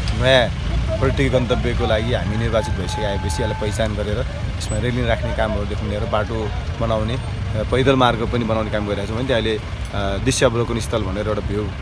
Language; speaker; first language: Nepali; native; Nepali